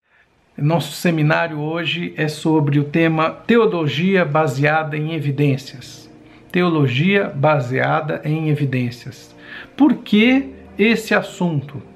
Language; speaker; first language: Portuguese; native; Portuguese